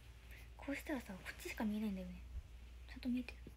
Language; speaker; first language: Japanese; native; Japanese